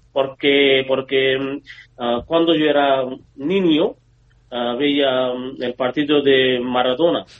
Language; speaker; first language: Spanish; non-native, learner; Bangla